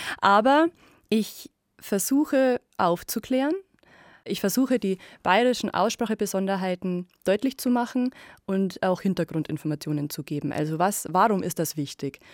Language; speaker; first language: German; native; German